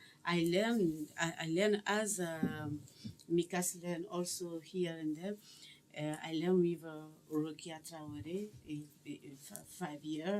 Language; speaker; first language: English; non-native, learner; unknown